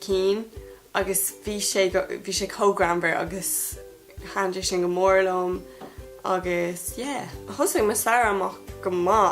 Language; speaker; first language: Irish; non-native, local second language; English